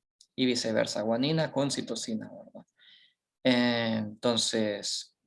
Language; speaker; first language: Spanish; native; Spanish